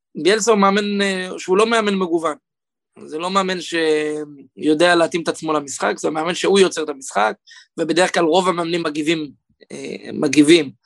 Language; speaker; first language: Hebrew; native; Hebrew